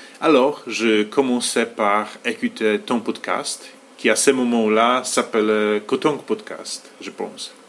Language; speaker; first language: French; non-native, fluent; Polish